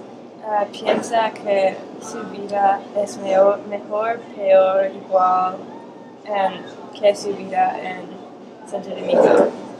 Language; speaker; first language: Spanish; non-native, learner; English